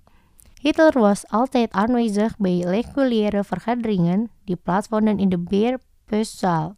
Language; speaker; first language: Dutch; non-native, fluent; Indonesian